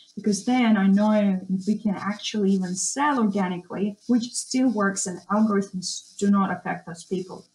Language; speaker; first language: English; non-native, fluent; Russian